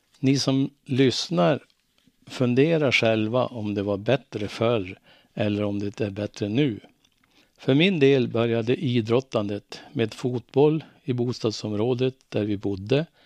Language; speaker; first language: Swedish; native; Swedish